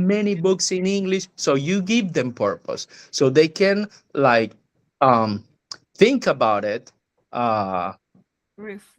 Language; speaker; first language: English; non-native, fluent; Spanish